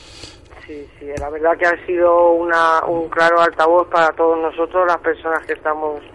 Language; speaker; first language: Spanish; native; Spanish